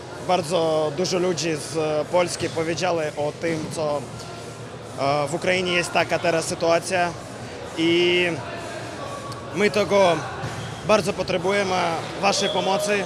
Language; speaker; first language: Polish; non-native, learner; Ukrainian